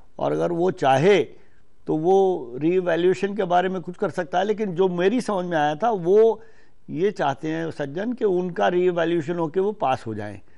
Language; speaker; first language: Hindi; native; Hindi